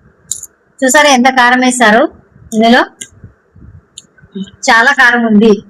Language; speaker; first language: Telugu; native; Telugu